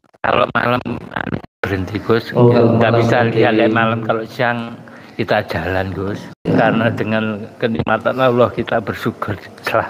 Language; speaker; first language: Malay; non-native, local second language; Javanese